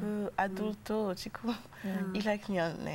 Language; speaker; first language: Korean; non-native, learner; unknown